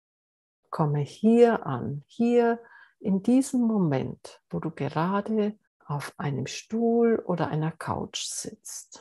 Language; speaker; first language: German; native; German